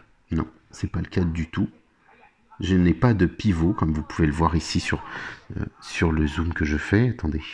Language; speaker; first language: French; native; French